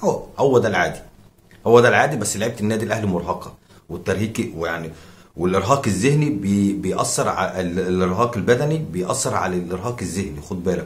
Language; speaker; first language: Arabic; native; Arabic